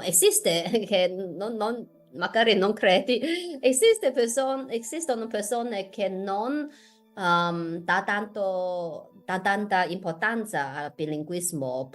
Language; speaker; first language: Italian; non-native, fluent; Chinese